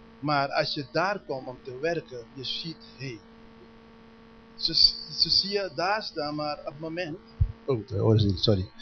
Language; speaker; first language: Dutch; non-native, learner; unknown